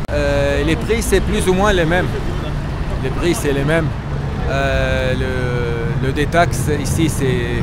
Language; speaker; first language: French; non-native, fluent; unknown